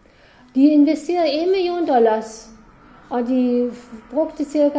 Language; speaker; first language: Danish; non-native, fluent; German